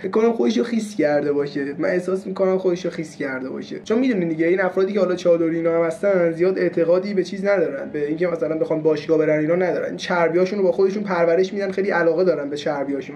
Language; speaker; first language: Persian; native; Persian